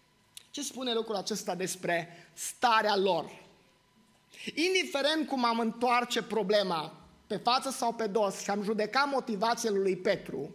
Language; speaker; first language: Romanian; native; Romanian